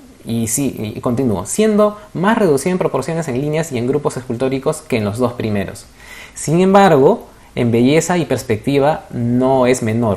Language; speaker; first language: Spanish; native; Spanish